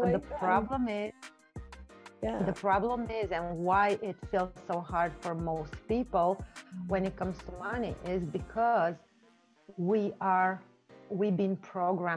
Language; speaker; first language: English; non-native, fluent; Romanian